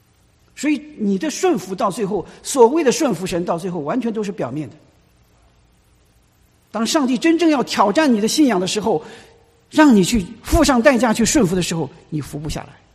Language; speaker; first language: Chinese; native; Chinese